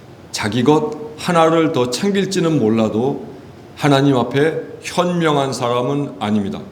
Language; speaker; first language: Korean; native; Korean